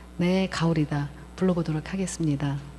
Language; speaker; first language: Korean; native; Korean